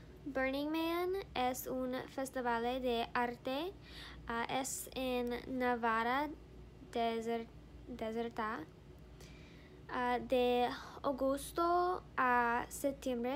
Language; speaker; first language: Spanish; non-native, learner; English